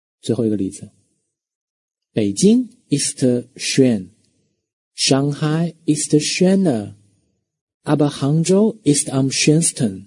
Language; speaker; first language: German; non-native, fluent; Chinese